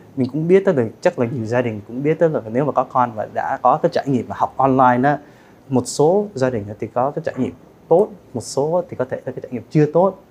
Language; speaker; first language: Vietnamese; early bilingual, heritage; Vietnamese